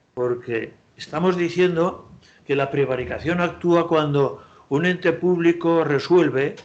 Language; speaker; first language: Spanish; native; Spanish